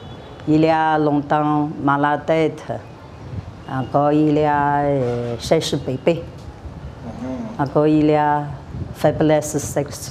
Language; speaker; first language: French; non-native, learner; Chinese